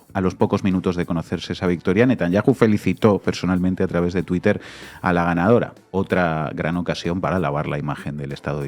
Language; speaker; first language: Spanish; native; Spanish